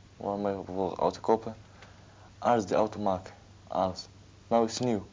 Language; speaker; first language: Dutch; non-native, learner; Arabic